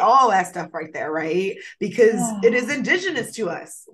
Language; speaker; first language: English; native; English